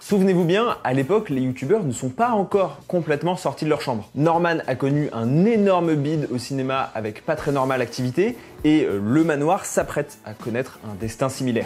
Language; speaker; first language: French; native; French